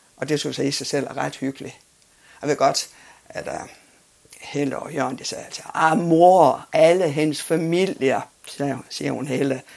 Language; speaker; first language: Danish; native; Danish